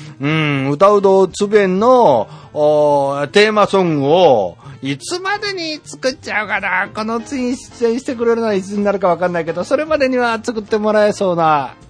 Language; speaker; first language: Japanese; native; Japanese